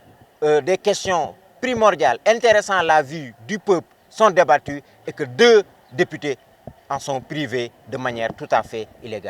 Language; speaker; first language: French; non-native, local second language; Wolof